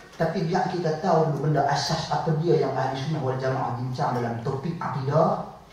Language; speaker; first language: Malay; native; Malay